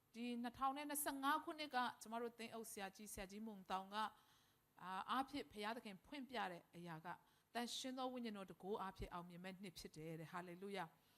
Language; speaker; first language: Burmese; non-native, local second language; Tedim Chin